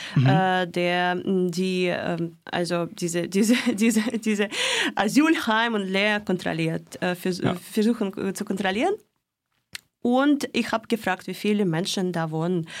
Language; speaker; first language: German; non-native, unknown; Russian